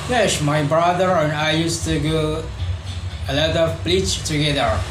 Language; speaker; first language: English; non-native, learner; Indonesian